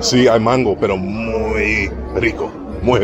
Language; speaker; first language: Spanish; non-native, learner; English